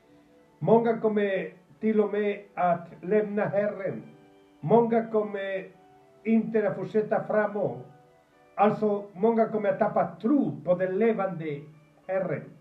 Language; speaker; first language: Swedish; non-native, fluent; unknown